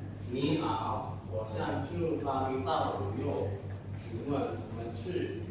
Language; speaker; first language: Chinese; non-native, learner; Indonesian